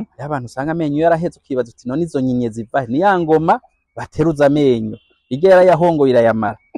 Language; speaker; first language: Rundi; native; Rundi